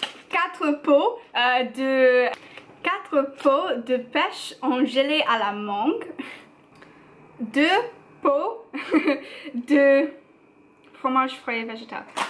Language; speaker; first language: French; non-native, learner; English